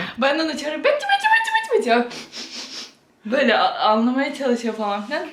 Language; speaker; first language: Turkish; non-native, fluent; Ukrainian